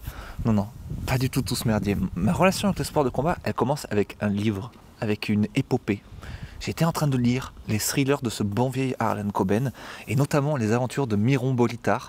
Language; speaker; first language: French; native; French